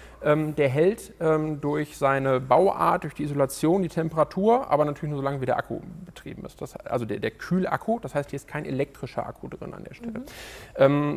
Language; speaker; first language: German; native; German